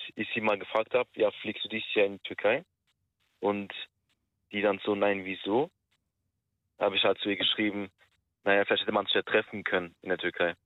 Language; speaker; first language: German; early bilingual, other home language; Turkish